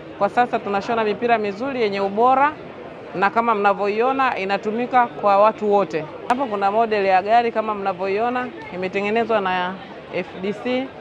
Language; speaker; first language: Swahili; native; Swahili